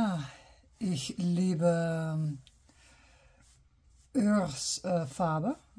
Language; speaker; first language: German; non-native, learner; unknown